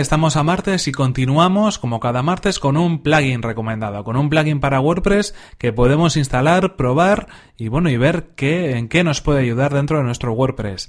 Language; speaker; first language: Spanish; native; Spanish